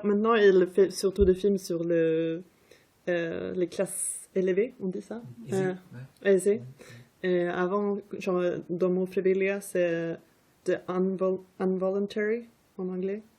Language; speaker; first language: French; non-native, fluent; Swedish